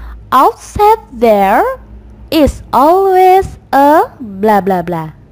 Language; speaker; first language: English; non-native, fluent; Indonesian